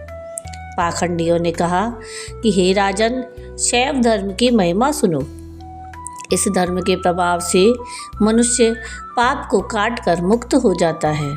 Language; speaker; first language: Hindi; native; Hindi